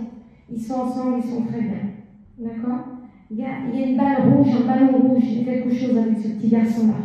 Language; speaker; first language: French; native; French